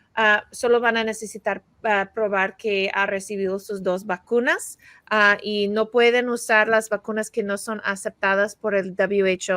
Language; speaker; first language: Spanish; non-native, fluent; English